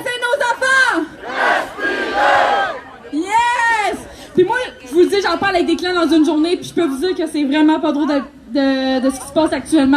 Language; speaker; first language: French; native; French